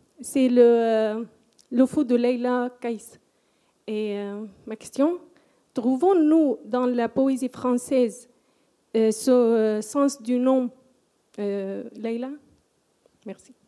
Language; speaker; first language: French; non-native, fluent; Arabic